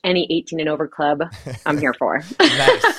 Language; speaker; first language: English; native; English